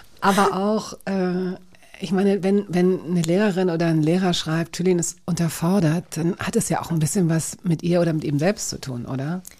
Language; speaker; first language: German; native; German